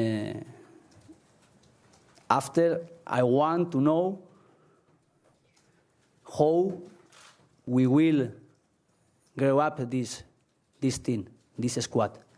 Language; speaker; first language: English; non-native, learner; Spanish